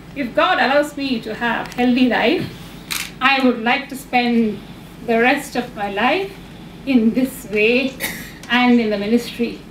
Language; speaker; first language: English; non-native, local second language; Telugu